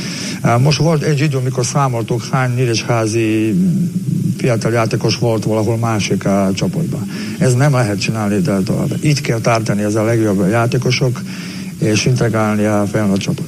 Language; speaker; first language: Hungarian; non-native, learner; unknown